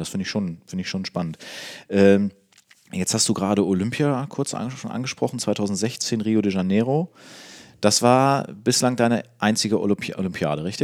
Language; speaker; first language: German; native; German